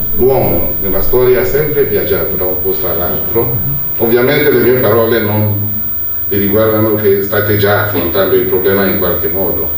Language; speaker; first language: Italian; non-native, fluent; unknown